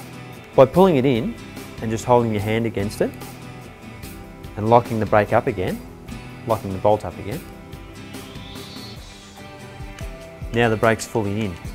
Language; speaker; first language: English; native; English